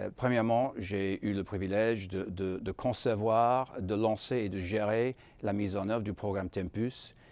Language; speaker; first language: French; non-native, fluent; English